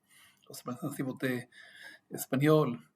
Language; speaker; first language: Spanish; non-native, fluent; Hebrew